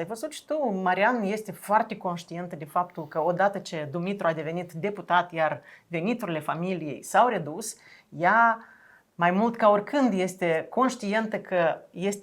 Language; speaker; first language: Romanian; native; Romanian